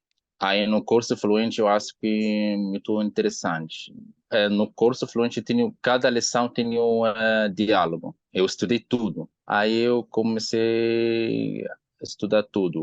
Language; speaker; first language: Portuguese; non-native, learner; Arabic